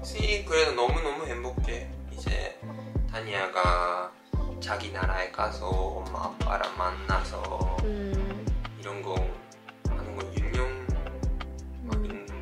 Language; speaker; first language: Korean; non-native, fluent; Japanese